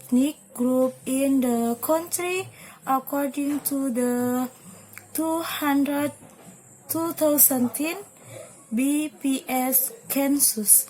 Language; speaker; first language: English; non-native, learner; Indonesian